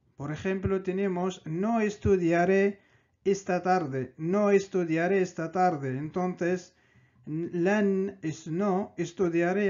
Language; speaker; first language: Spanish; non-native, fluent; Arabic